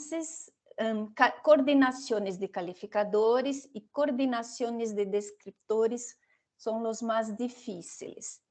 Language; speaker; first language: Spanish; non-native, fluent; Portuguese